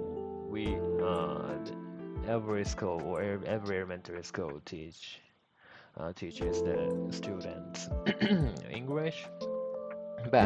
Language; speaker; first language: English; non-native, learner; Japanese